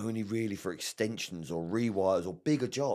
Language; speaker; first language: English; native; English